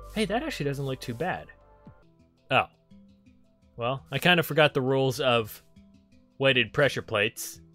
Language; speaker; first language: English; native; English